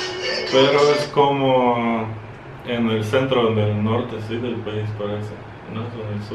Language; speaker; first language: Spanish; non-native, fluent; Russian